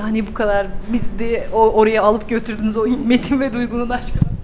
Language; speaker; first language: Turkish; native; Turkish